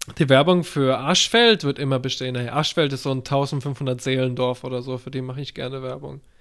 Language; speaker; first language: German; native; German